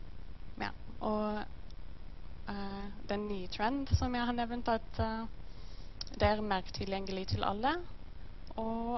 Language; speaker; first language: Norwegian; non-native, learner; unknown